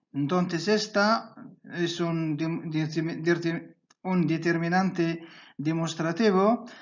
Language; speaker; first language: Spanish; non-native, fluent; Arabic